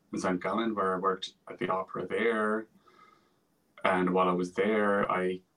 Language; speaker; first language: English; non-native, fluent; Finnish